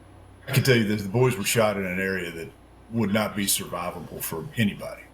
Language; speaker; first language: English; native; English